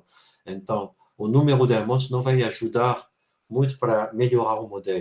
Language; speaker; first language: Portuguese; non-native, fluent; French